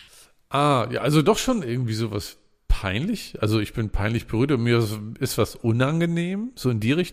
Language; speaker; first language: German; native; German